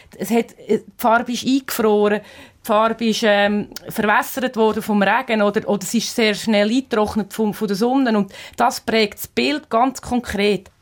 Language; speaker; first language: German; native; German